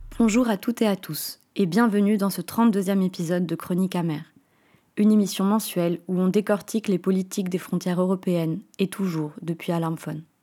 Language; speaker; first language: French; native; French